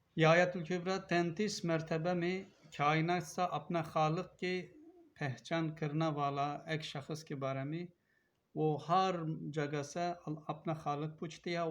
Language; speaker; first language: Urdu; non-native, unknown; Turkish